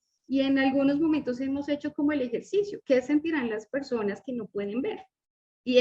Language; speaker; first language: Spanish; native; Spanish